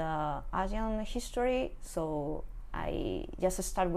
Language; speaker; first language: English; non-native, learner; Spanish